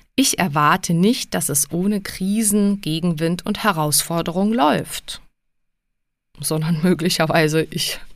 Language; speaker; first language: German; early bilingual, other home language; Czech